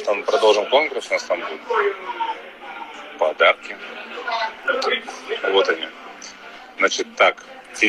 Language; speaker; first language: Russian; native; Russian